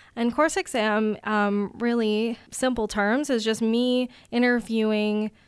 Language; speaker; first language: English; native; English